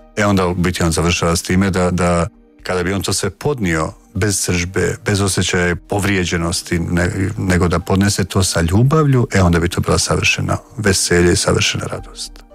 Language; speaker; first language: Croatian; native; Croatian